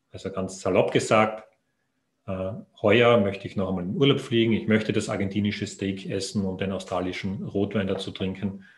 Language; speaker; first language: German; native; German